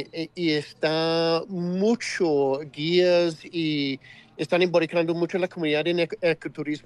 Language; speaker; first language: Spanish; non-native, fluent; English